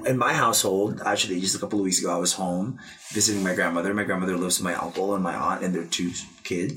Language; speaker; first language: English; non-native, local second language; Filipino